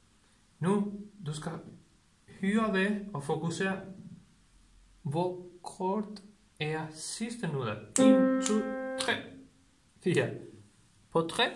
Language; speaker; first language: Danish; non-native, learner; Spanish